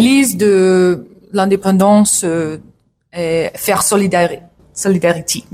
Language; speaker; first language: French; non-native, learner; English